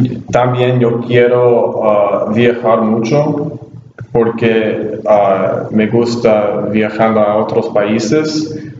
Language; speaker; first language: Spanish; non-native, learner; English